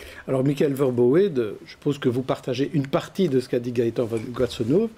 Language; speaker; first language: French; native; French